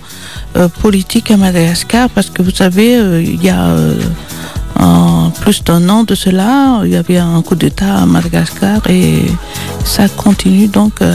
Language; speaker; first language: French; non-native, local second language; Malagasy